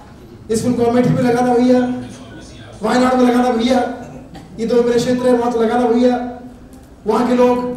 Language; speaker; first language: Hindi; native; Hindi